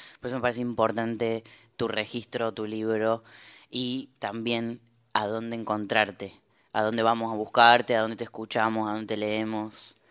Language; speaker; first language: Spanish; native; Spanish